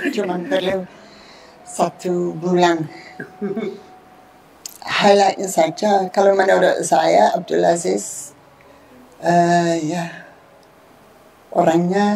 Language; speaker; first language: Indonesian; non-native, fluent; English